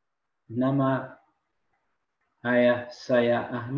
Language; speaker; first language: Indonesian; non-native, learner; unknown